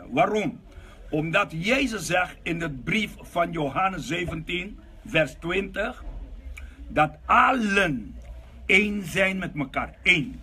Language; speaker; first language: Dutch; non-native, local second language; Papiamento